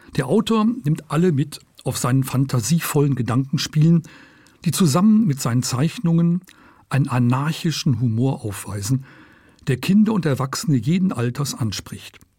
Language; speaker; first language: German; non-native, local second language; Luxembourgish